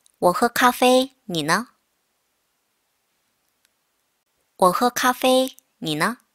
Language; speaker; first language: Chinese; non-native, fluent; Korean